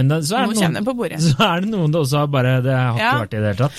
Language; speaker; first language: Norwegian; native; Norwegian